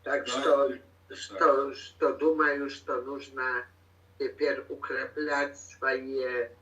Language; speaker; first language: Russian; non-native, learner; Polish